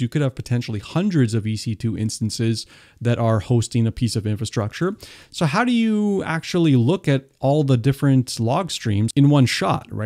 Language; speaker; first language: English; native; English